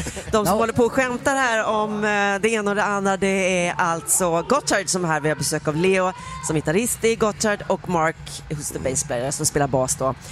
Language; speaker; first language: Swedish; native; Swedish